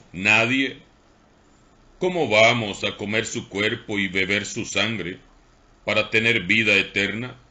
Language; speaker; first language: Spanish; native; Spanish